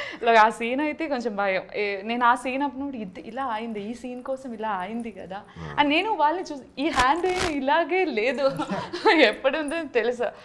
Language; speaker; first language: Telugu; non-native, learner; Malayalam